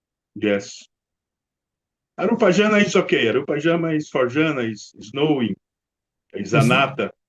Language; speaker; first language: English; non-native, learner; Portuguese